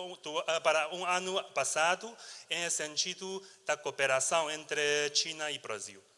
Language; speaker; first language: Portuguese; non-native, learner; Chinese